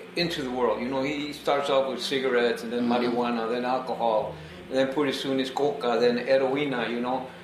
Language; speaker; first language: English; early bilingual, other home language; Spanish